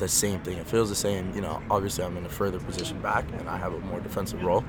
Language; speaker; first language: English; native; English